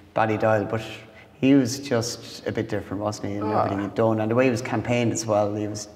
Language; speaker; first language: English; native; English